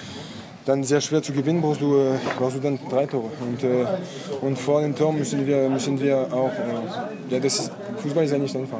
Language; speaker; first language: German; non-native, fluent; French